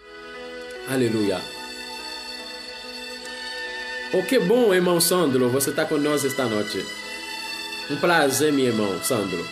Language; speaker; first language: Portuguese; non-native, learner; Haitian Creole